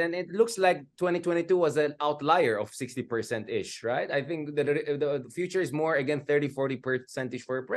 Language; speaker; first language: English; non-native, local second language; Filipino